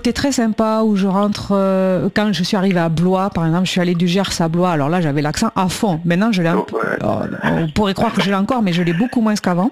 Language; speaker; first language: French; native; French